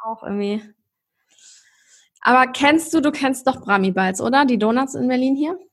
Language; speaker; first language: German; native; German